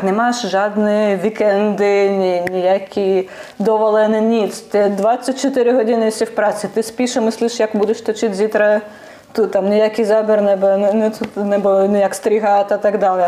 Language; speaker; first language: Czech; non-native, learner; Russian